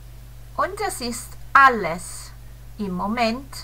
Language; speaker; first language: German; non-native, fluent; Italian